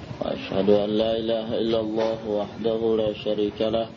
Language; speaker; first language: Arabic; non-native, fluent; Indonesian